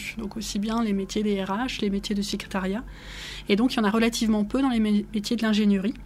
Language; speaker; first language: French; native; French